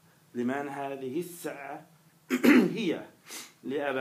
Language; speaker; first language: Arabic; non-native, learner; English